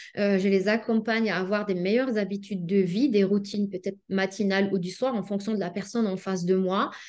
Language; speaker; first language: French; non-native, local second language; Arabic